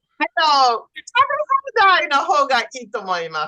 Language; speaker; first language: Japanese; non-native, learner; English